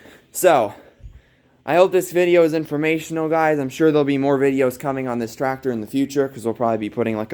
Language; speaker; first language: English; native; English